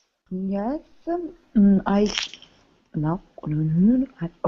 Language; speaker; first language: English; non-native, learner; Italian